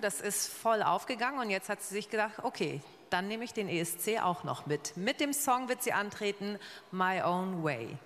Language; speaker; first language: German; native; German